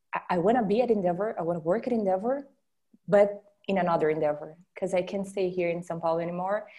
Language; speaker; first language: English; non-native, fluent; Portuguese